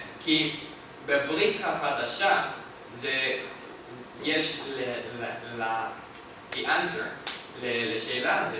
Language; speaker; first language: Hebrew; non-native, learner; English